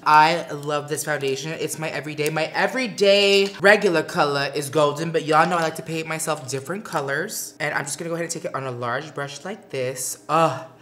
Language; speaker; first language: English; native; English